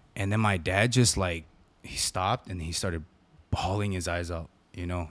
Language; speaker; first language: English; native; English